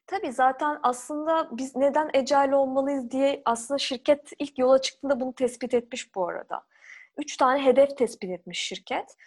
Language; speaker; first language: Turkish; native; Turkish